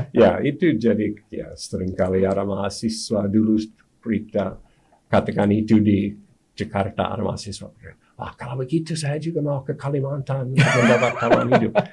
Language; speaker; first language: Indonesian; non-native, fluent; English